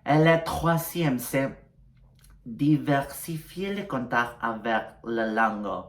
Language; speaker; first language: French; non-native, learner; Spanish